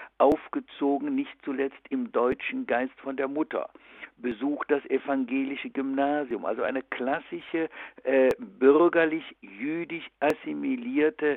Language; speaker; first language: German; native; German